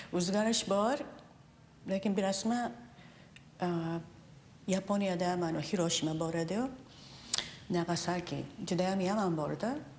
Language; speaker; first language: Uzbek; non-native, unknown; Japanese